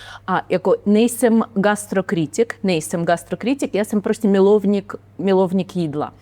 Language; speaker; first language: Czech; non-native, learner; Ukrainian